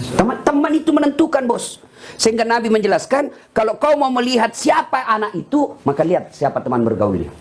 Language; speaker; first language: Indonesian; non-native, local second language; Buginese